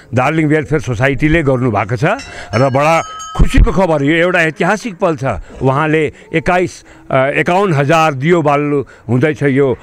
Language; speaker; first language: Nepali; native; Nepali